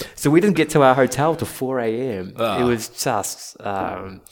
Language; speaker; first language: English; native; English